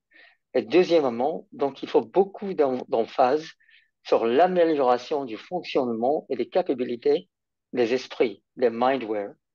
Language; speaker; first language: French; non-native, fluent; English